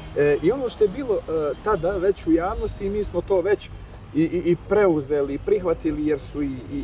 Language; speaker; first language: Serbian; native; Serbian